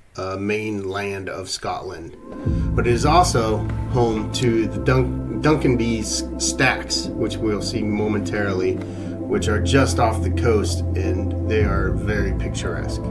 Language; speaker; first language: English; native; English